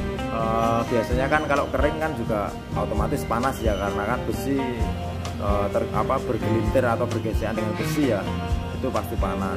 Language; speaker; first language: Indonesian; non-native, local second language; Javanese